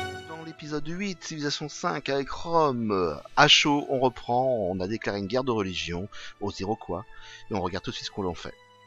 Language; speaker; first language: French; native; French